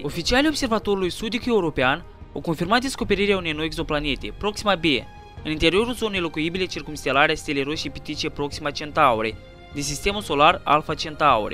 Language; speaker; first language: Romanian; native; Romanian